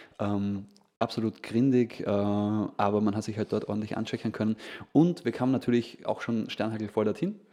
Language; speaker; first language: German; native; German